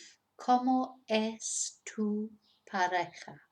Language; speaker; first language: Spanish; non-native, fluent; English